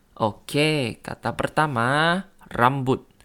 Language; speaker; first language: Indonesian; non-native, learner; Thai